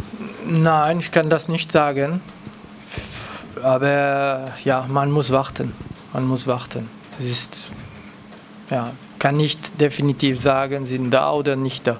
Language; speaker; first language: German; non-native, local second language; French